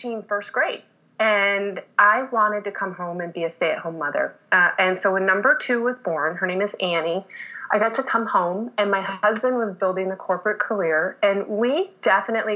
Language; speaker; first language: English; native; English